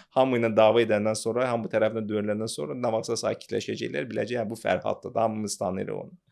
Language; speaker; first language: Azerbaijani; non-native, local second language; Russian